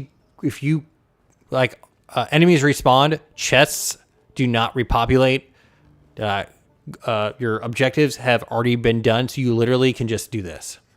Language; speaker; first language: English; native; English